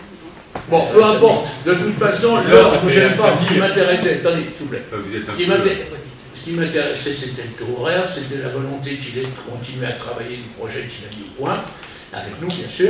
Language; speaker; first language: French; native; French